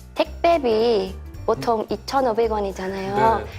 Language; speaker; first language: Korean; non-native, learner; English